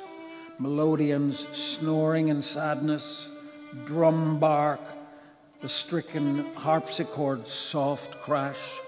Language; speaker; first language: English; native; English